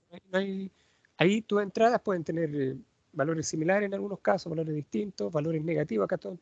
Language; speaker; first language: Spanish; native; Spanish